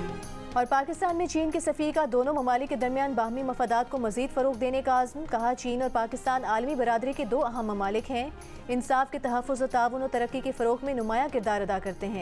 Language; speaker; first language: Urdu; native; Urdu